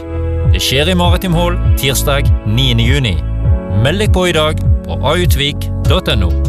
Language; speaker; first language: Norwegian; native; Norwegian